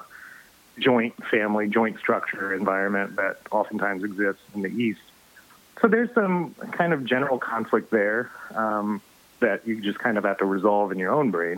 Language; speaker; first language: English; native; English